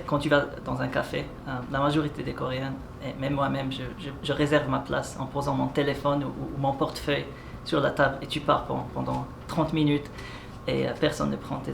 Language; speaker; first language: French; non-native, local second language; Arabic